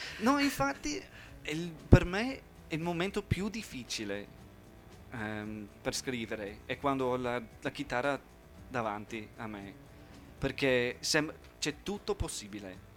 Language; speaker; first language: Italian; non-native, fluent; English